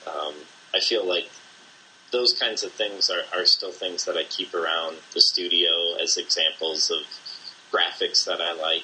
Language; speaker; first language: English; native; English